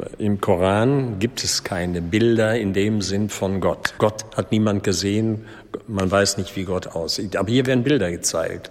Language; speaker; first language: German; native; German